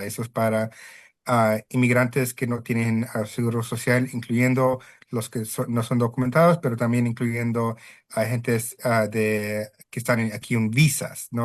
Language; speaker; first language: Spanish; early bilingual, heritage; Spanish